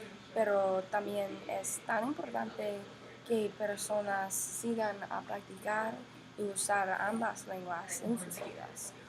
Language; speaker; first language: Spanish; non-native, learner; English